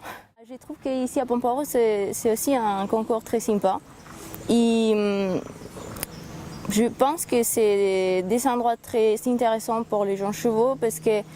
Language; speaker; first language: French; non-native, fluent; Spanish